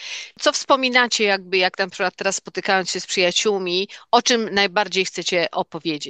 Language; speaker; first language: Polish; native; Polish